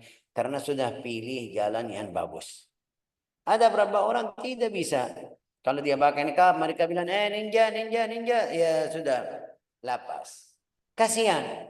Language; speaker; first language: Indonesian; non-native, fluent; Arabic